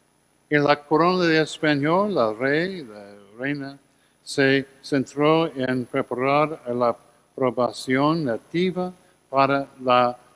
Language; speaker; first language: Spanish; non-native, learner; English